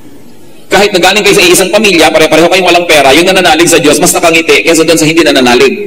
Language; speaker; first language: Filipino; native; Filipino